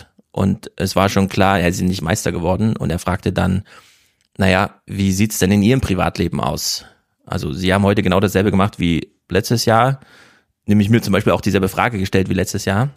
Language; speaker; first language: German; native; German